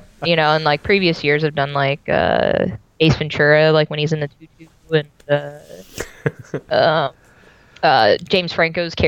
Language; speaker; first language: English; native; English